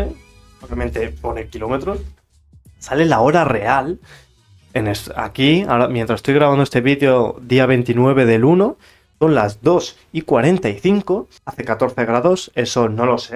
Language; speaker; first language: Spanish; native; Spanish